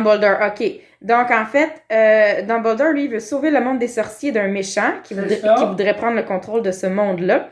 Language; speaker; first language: French; native; French